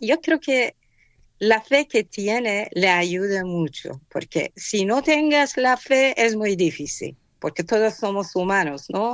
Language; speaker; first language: Spanish; non-native, fluent; Persian